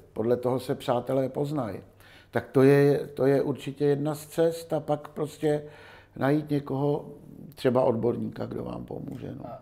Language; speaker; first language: Czech; native; Czech